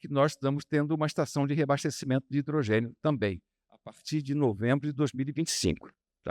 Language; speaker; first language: Portuguese; native; Portuguese